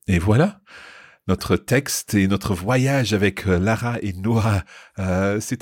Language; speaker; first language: French; non-native, fluent; English